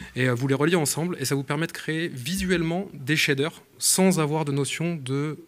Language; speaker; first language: French; native; French